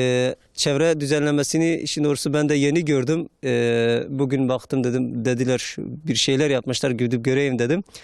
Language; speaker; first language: Turkish; native; Turkish